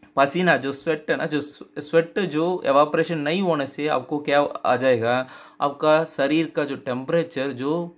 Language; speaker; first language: Hindi; non-native, local second language; Tamil